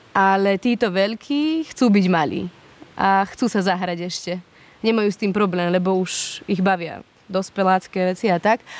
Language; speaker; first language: Slovak; early bilingual, heritage; Slovak